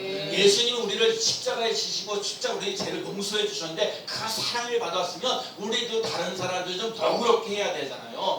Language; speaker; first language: Korean; native; Korean